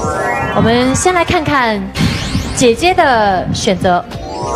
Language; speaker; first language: Chinese; native; Chinese